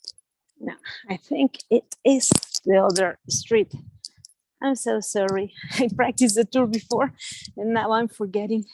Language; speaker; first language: English; non-native, fluent; Spanish